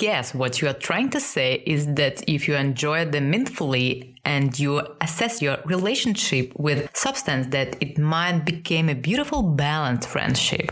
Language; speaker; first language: English; non-native, fluent; Russian